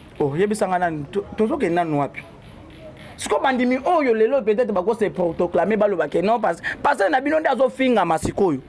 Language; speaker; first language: Lingala; native; Lingala